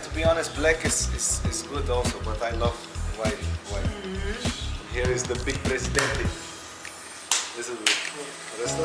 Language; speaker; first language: English; non-native, learner; Portuguese